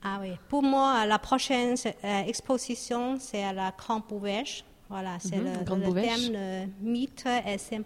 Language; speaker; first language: French; non-native, learner; Chinese